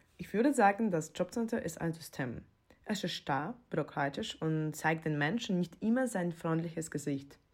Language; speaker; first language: German; non-native, fluent; Ukrainian